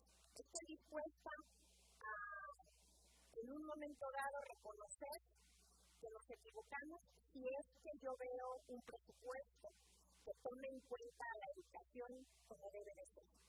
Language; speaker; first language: Spanish; native; Spanish